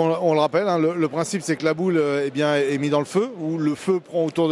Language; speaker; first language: French; native; French